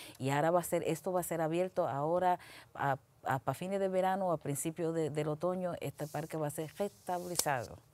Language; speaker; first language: Spanish; early bilingual, heritage; Spanish